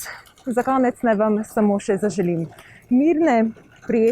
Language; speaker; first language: Slovenian; native; Slovenian